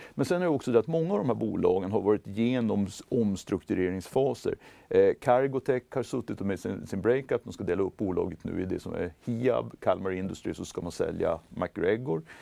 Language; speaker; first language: Swedish; native; Swedish